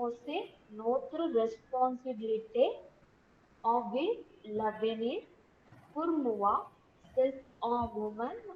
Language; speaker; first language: French; non-native, learner; Tamil